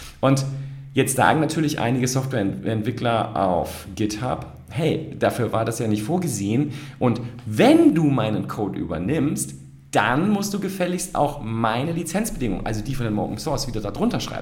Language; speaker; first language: German; native; German